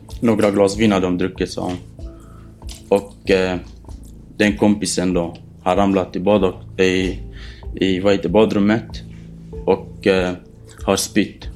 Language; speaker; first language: Swedish; non-native, fluent; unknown